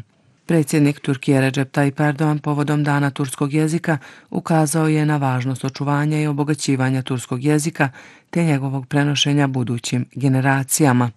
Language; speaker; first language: Serbian; native; Serbian